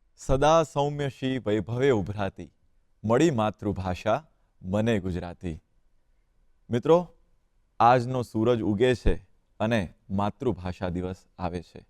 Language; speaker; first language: Gujarati; native; Gujarati